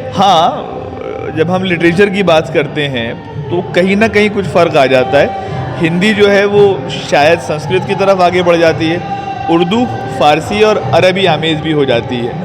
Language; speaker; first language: Urdu; native; Urdu